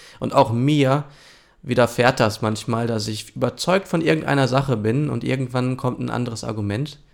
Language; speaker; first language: German; early bilingual, other home language; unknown